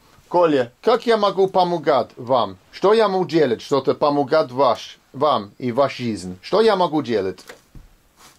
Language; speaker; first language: Russian; non-native, learner; English